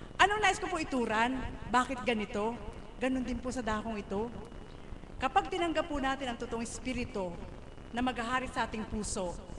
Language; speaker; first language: Filipino; non-native, local second language; Cebuano